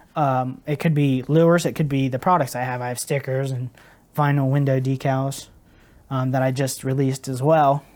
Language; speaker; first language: English; native; English